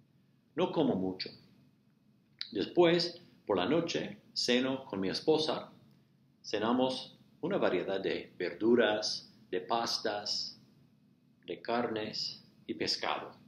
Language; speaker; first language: Spanish; non-native, fluent; English